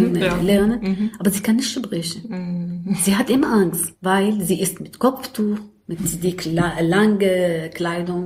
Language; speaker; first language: German; non-native, learner; Arabic